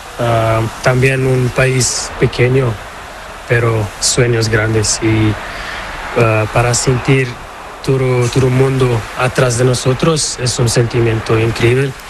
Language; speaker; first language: Spanish; non-native, learner; Portuguese